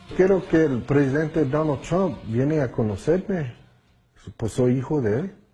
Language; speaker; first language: Spanish; early bilingual, heritage; Spanish